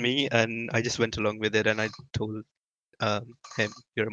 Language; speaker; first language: English; non-native, local second language; Urdu